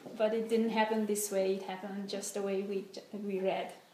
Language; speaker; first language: English; non-native, fluent; Hungarian